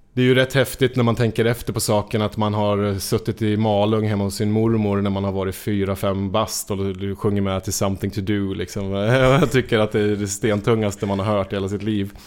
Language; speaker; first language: Swedish; native; Swedish